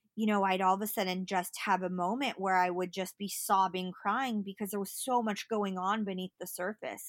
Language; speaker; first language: English; native; English